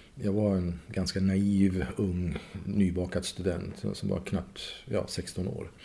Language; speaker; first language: Swedish; non-native, fluent; Persian